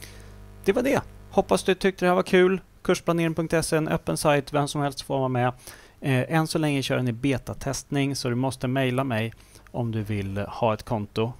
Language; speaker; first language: Swedish; native; Swedish